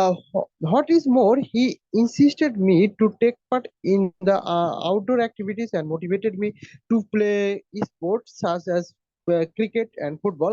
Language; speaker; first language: English; non-native, learner; Bangla